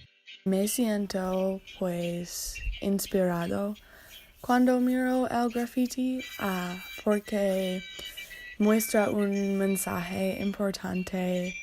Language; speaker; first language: Spanish; non-native, learner; English